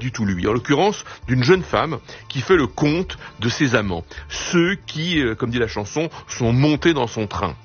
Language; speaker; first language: French; native; French